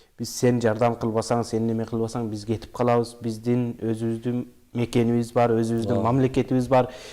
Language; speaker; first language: Kyrgyz; early bilingual, heritage; Kyrgyz